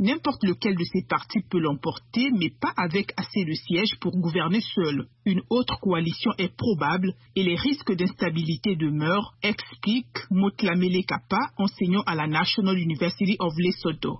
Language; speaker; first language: French; native; French